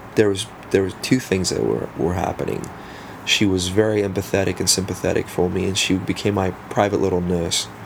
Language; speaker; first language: English; early bilingual, other home language; Afrikaans